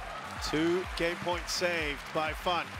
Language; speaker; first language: English; native; English